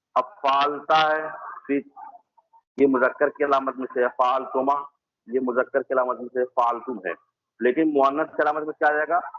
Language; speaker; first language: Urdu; native; Urdu